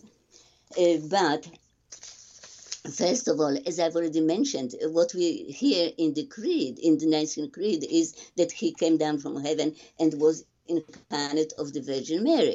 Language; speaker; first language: English; non-native, fluent; Polish